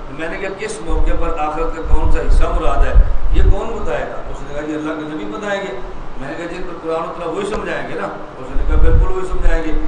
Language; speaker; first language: Urdu; non-native, local second language; Punjabi